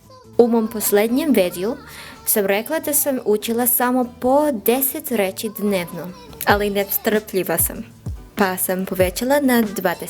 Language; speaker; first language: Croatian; non-native, learner; English